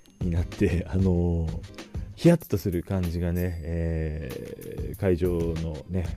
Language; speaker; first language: Japanese; native; Japanese